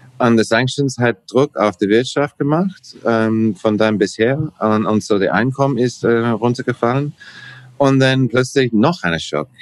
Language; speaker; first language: German; non-native, learner; English